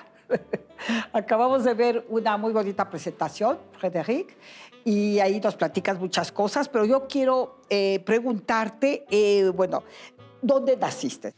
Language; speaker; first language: Spanish; native; Spanish